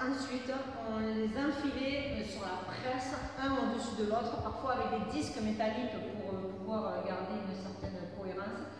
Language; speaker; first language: French; native; French